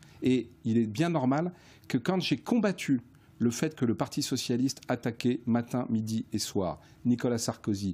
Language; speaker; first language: French; native; French